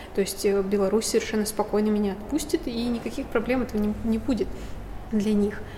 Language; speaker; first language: Russian; native; Russian